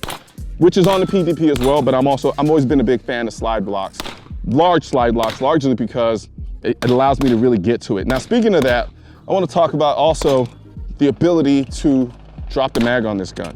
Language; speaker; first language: English; native; English